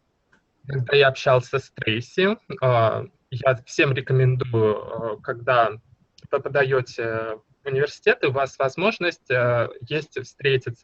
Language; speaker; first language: Russian; native; Russian